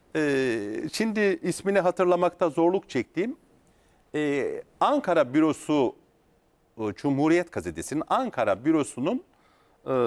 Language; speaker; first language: Turkish; native; Turkish